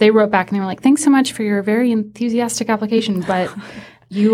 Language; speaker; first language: English; early bilingual, other home language; Persian